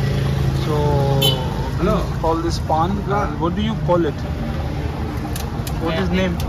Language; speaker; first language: English; non-native, local second language; Hindi